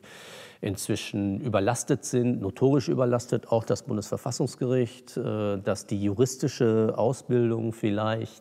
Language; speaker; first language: German; native; German